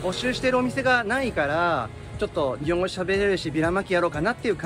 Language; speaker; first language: Japanese; native; Japanese